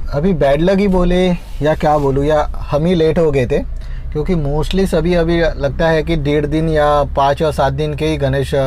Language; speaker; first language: Hindi; non-native, local second language; Marathi